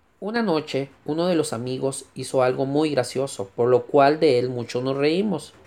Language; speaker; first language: Spanish; native; Spanish